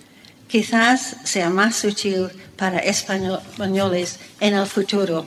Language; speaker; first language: Spanish; non-native, fluent; English